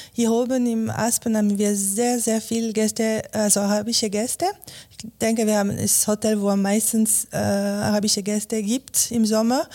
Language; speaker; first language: German; non-native, local second language; French